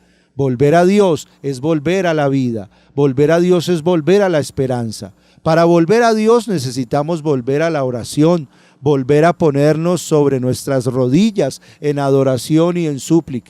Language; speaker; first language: Spanish; native; Spanish